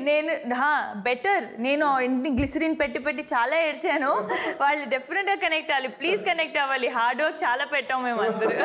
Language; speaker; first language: Telugu; non-native, fluent; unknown